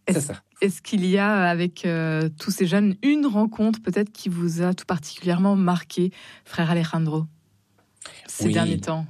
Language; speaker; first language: French; native; French